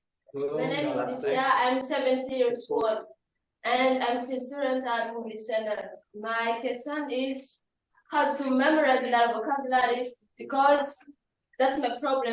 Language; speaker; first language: English; non-native, learner; Malagasy